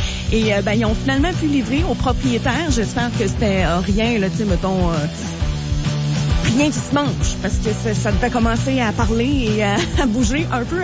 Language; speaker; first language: French; native; French